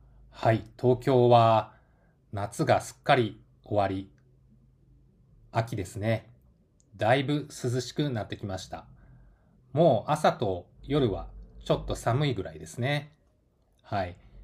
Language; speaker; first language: Japanese; native; Japanese